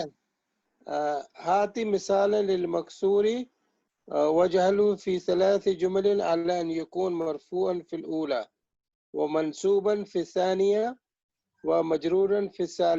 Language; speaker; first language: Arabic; non-native, learner; Urdu